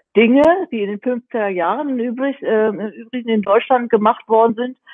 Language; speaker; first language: German; native; German